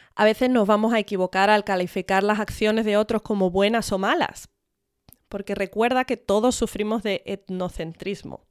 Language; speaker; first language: Spanish; early bilingual, other home language; English